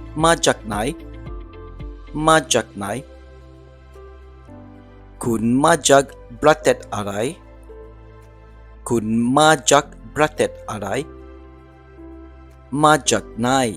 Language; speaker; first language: Thai; non-native, learner; English